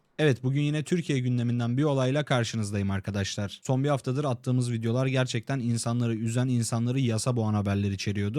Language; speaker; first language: Turkish; native; Turkish